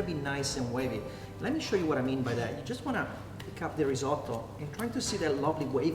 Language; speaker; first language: English; non-native, fluent; Italian